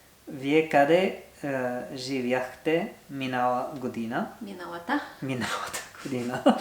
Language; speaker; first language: Bulgarian; non-native, learner; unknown